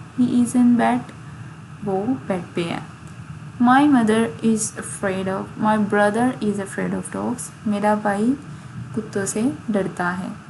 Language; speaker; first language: Urdu; native; Urdu